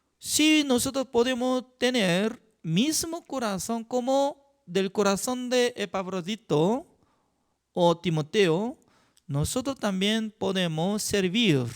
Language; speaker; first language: Spanish; non-native, fluent; Korean